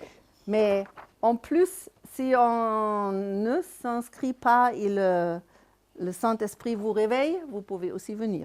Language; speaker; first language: French; non-native, fluent; German